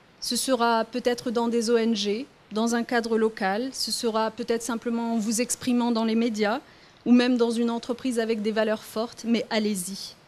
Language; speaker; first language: French; early bilingual, other home language; Riffian